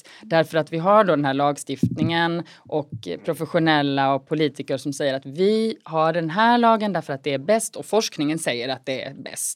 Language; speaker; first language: Swedish; native; Swedish